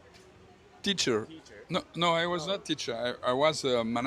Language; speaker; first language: English; non-native, learner; French